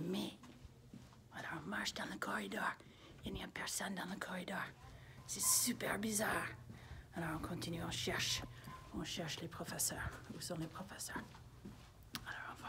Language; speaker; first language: French; non-native, fluent; English